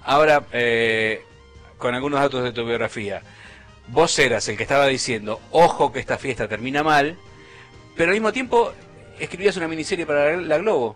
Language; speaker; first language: Spanish; native; Spanish